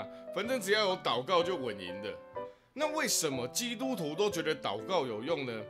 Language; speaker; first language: Chinese; native; Chinese